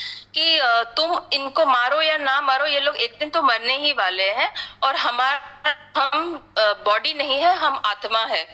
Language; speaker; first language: Hindi; native; Hindi